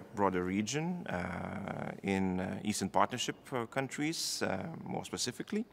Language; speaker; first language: English; non-native, fluent; Lithuanian